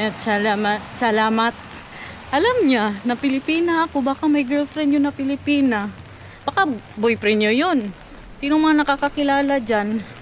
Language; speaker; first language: Filipino; non-native, local second language; Cebuano